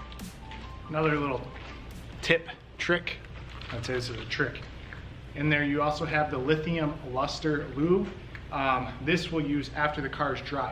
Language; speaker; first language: English; native; English